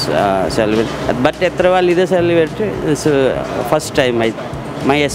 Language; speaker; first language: Malayalam; non-native, local second language; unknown